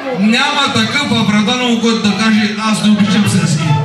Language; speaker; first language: Bulgarian; non-native, local second language; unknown